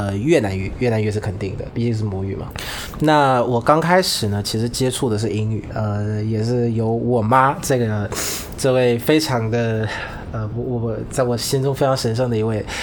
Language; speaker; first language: Chinese; non-native, fluent; Vietnamese